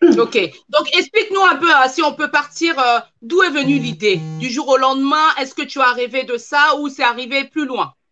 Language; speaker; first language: French; non-native, local second language; Lingala